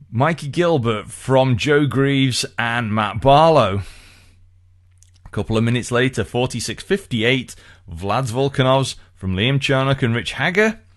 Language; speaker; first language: English; native; English